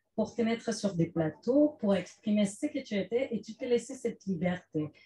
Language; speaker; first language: French; non-native, fluent; Spanish